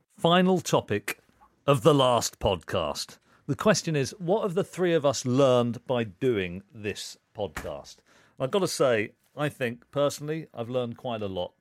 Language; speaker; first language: English; native; English